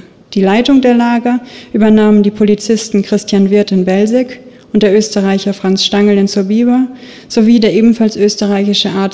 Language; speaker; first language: German; native; German